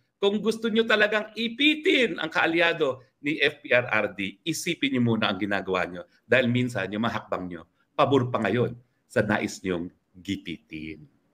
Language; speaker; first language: Filipino; native; Filipino